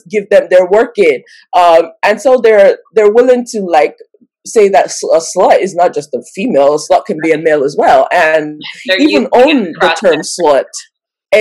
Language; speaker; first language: English; non-native, local second language; Yoruba